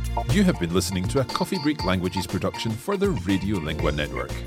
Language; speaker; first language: English; native; English